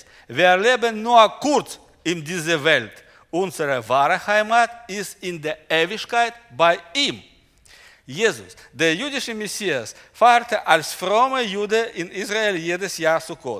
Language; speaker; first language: German; non-native, learner; Russian